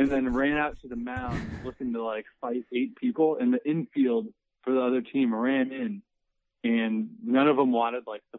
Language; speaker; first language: English; native; English